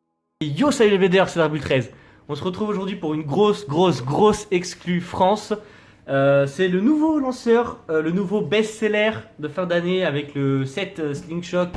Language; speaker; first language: French; native; French